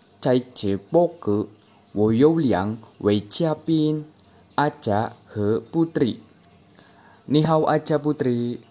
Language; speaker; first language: Chinese; non-native, learner; Indonesian